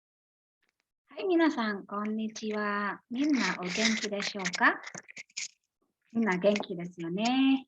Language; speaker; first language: Japanese; non-native, fluent; Indonesian